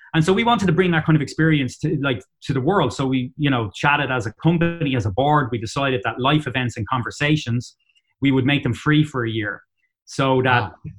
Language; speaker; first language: English; native; English